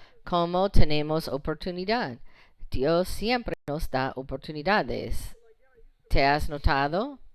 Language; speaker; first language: Spanish; non-native, fluent; English